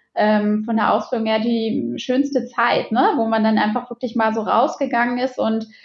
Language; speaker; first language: German; native; German